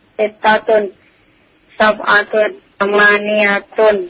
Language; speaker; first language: Arabic; non-native, learner; Indonesian